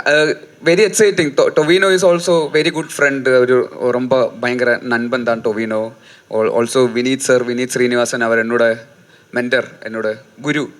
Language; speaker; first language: Tamil; non-native, learner; Malayalam